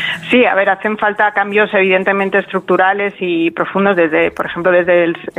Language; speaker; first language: Spanish; native; Spanish